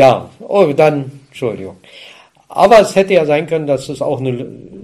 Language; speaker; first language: German; native; German